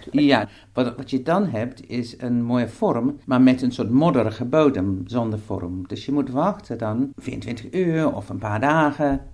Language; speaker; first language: Dutch; non-native, fluent; English